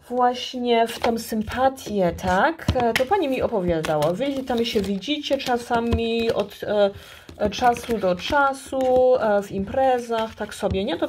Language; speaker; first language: Polish; early bilingual, heritage; Polish